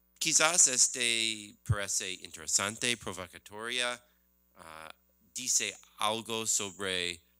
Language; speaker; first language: Spanish; non-native, learner; English